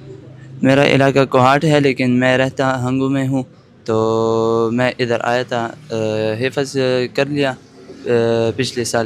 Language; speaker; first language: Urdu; non-native, local second language; Pashto